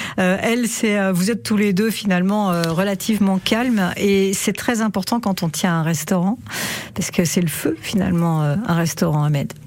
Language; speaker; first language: French; native; French